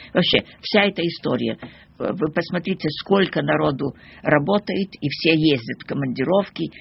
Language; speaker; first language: Russian; early bilingual, heritage; Russian